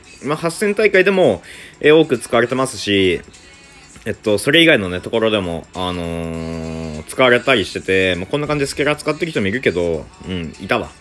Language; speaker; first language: Japanese; native; Japanese